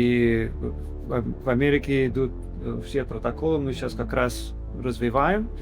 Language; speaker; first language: Russian; early bilingual, heritage; English